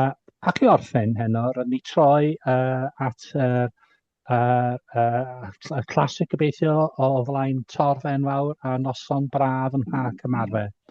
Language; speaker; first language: Welsh; non-native, fluent; English